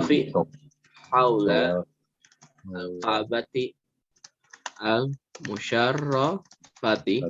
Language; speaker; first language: Arabic; non-native, fluent; Indonesian